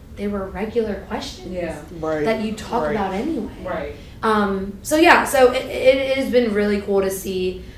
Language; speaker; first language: English; native; English